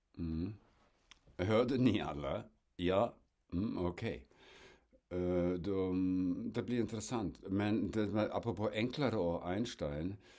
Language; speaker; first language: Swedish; non-native, fluent; German